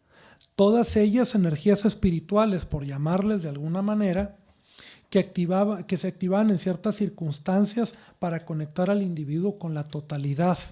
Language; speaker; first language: Spanish; native; Spanish